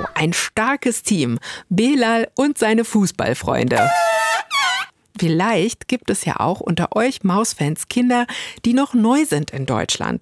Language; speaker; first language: German; native; German